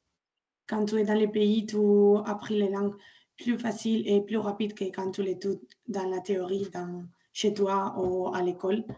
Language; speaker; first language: French; non-native, learner; Spanish